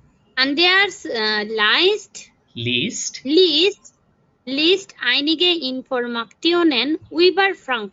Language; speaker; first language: German; non-native, learner; Bangla